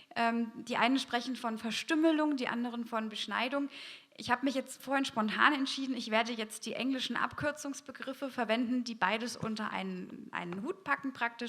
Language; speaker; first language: German; native; German